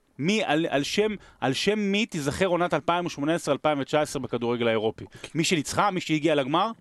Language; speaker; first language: Hebrew; native; Hebrew